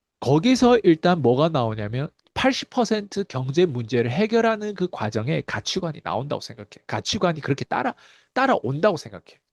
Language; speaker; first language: Korean; early bilingual, heritage; Korean